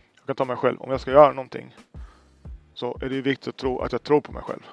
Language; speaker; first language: Swedish; native; Swedish